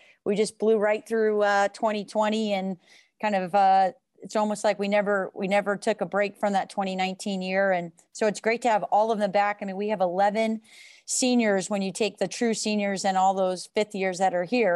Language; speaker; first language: English; native; English